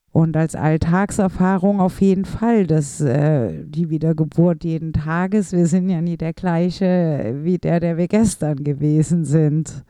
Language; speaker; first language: German; native; German